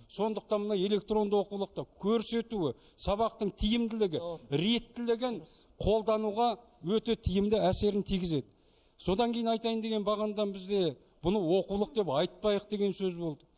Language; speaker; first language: Kazakh; native; Kazakh